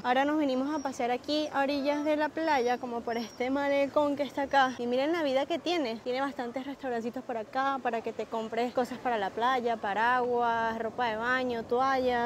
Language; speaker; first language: Spanish; native; Spanish